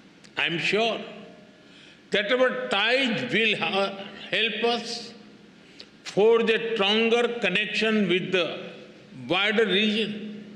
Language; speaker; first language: English; non-native, local second language; Hindi